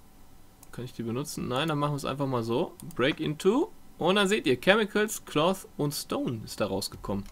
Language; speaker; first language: German; native; German